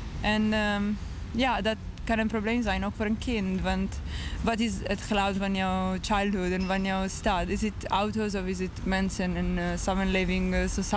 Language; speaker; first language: Dutch; non-native, learner; English